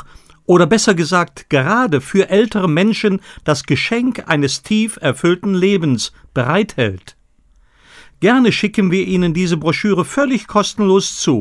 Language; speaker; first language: German; native; German